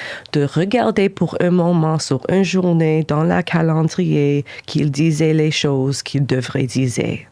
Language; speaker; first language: French; non-native, local second language; English